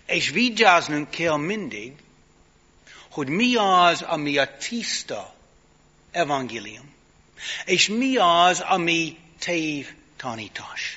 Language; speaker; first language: Hungarian; non-native, fluent; English